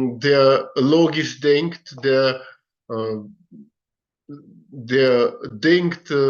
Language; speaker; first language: German; non-native, learner; Russian